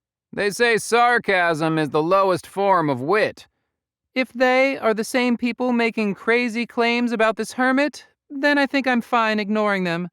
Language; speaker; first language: English; native; English